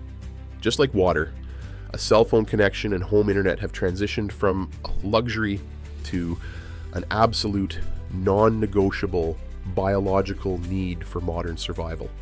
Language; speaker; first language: English; native; English